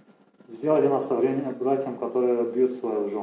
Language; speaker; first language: Russian; native; Russian